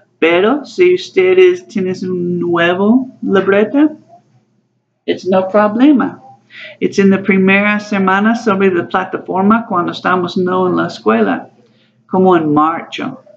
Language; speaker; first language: Spanish; non-native, learner; English